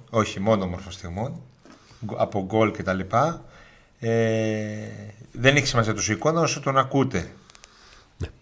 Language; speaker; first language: Greek; native; Greek